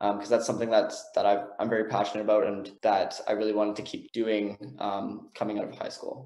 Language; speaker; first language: English; native; English